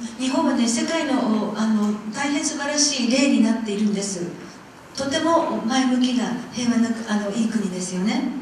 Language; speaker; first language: Japanese; non-native, fluent; English